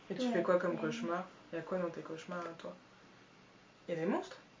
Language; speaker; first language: French; native; French